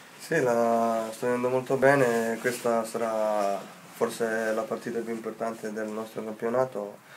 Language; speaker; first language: Italian; non-native, fluent; Slovenian